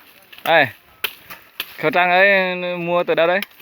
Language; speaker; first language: Vietnamese; non-native, local second language; Jarai